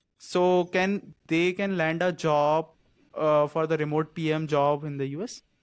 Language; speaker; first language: English; non-native, local second language; Hindi